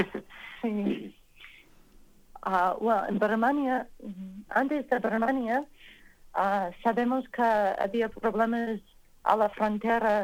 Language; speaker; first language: Spanish; non-native, learner; English